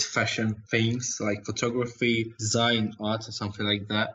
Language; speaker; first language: English; non-native, learner; Russian